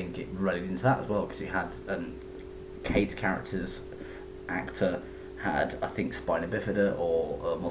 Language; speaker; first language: English; native; English